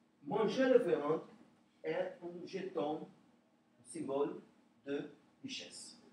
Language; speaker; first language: French; non-native, learner; Portuguese